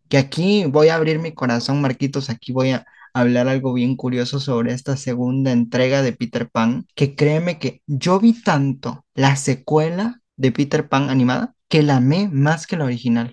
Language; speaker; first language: Spanish; native; Spanish